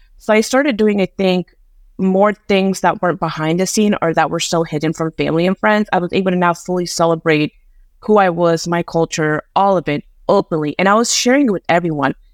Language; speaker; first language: English; early bilingual, other home language; Persian